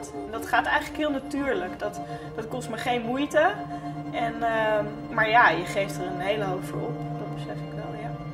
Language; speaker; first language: Dutch; native; Dutch